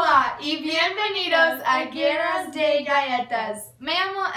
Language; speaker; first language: Spanish; non-native, learner; English